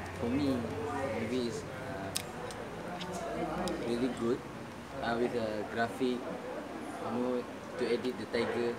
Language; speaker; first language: English; non-native, local second language; Malay